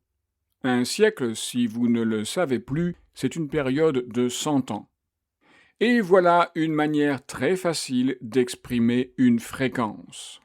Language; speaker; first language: French; native; French